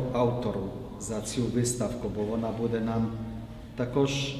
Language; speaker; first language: Ukrainian; non-native, fluent; Polish